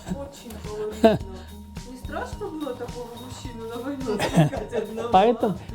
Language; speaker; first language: Russian; native; Russian